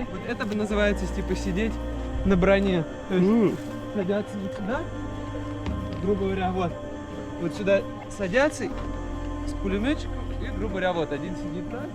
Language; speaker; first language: Russian; native; Russian